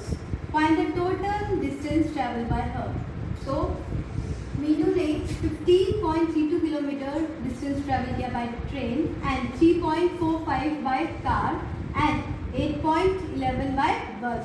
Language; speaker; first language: English; non-native, local second language; Hindi